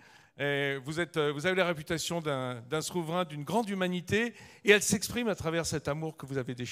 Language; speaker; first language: French; native; French